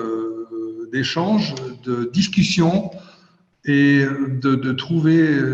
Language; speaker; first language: French; non-native, fluent; German